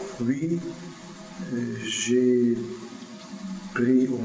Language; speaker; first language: French; non-native, learner; Russian